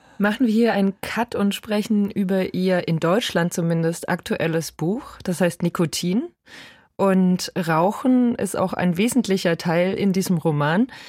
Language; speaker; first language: German; native; German